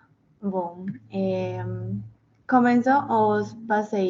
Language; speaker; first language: Portuguese; non-native, learner; Spanish